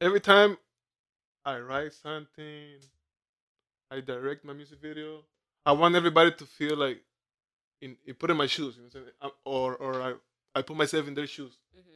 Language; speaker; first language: English; non-native, fluent; Spanish